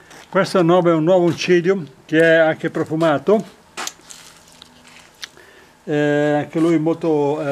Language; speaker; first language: Italian; native; Italian